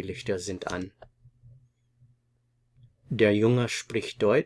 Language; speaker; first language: German; non-native, fluent; English